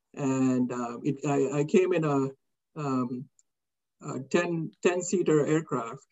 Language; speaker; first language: English; non-native, local second language; Kannada